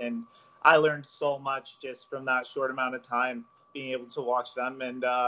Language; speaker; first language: English; native; English